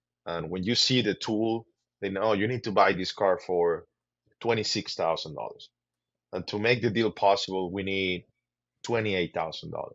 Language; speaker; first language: English; non-native, fluent; Spanish